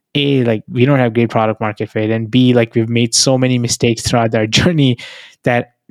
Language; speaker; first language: English; non-native, local second language; Hindi